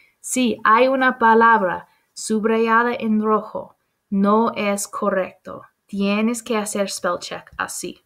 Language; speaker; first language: Spanish; non-native, fluent; English